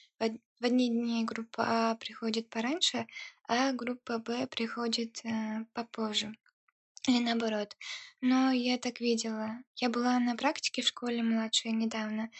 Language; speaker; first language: Russian; early bilingual, heritage; Russian